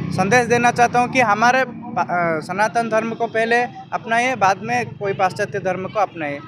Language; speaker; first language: Hindi; non-native, local second language; Odia